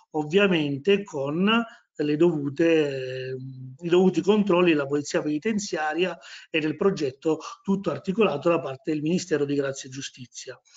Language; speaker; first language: Italian; native; Italian